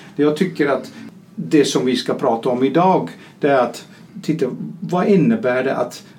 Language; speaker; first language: Swedish; non-native, fluent; Dutch